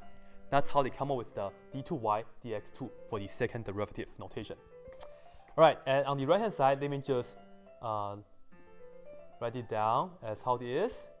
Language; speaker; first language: English; non-native, fluent; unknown